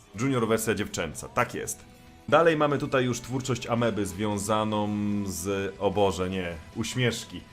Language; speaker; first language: Polish; native; Polish